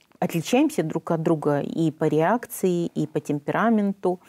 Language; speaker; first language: Russian; native; Russian